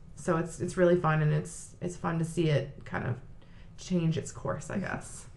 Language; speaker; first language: English; native; English